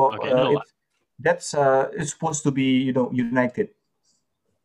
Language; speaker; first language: English; non-native, fluent; Indonesian